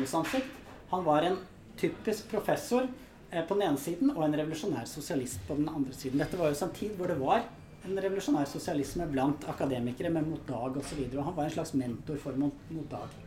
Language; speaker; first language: Norwegian; native; Norwegian